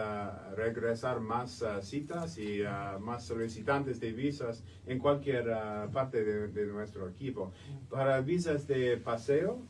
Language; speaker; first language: Spanish; non-native, fluent; English